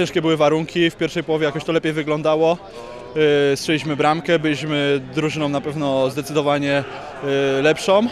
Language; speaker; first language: Polish; native; Polish